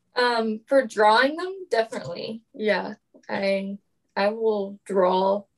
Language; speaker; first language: English; native; English